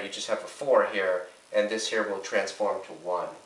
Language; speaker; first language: English; native; English